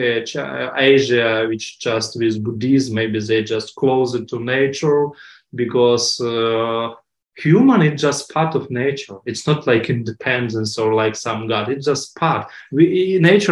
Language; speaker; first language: English; non-native, learner; Ukrainian